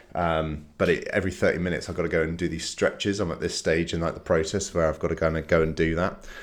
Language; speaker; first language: English; native; English